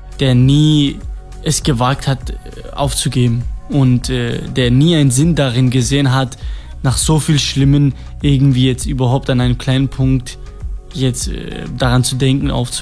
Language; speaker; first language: German; non-native, fluent; Kurdish